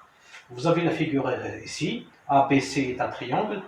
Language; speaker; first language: French; non-native, local second language; Arabic